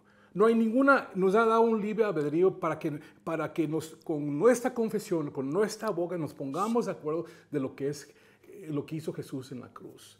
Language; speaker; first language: Spanish; native; Spanish